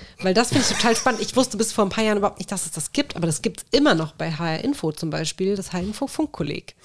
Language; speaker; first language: German; native; German